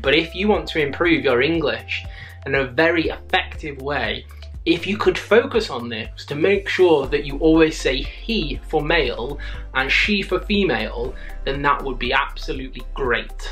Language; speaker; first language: English; native; English